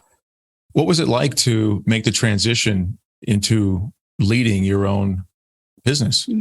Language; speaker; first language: English; native; English